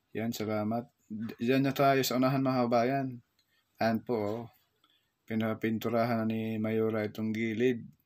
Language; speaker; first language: Filipino; native; Filipino